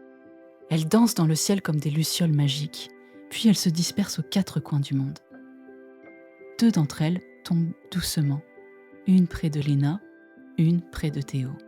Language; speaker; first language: French; native; French